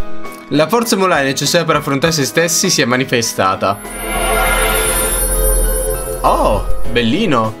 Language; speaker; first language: Italian; native; Italian